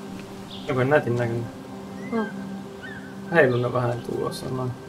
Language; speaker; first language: Finnish; native; Finnish